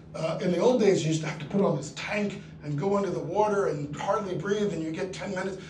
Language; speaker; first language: English; native; English